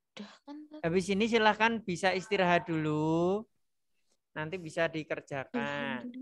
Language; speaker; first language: Indonesian; non-native, local second language; Javanese